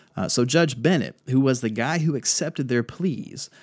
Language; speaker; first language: English; native; English